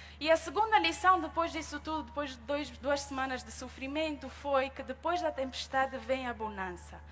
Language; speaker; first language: Portuguese; native; Portuguese